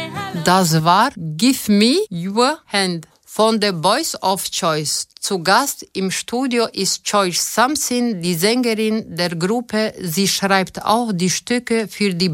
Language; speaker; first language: German; native; German